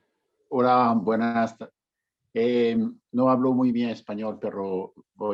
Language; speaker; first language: Spanish; non-native, learner; French